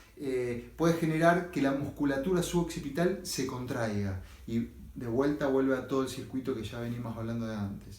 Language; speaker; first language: Spanish; native; Spanish